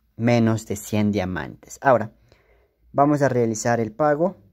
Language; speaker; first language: Spanish; native; Spanish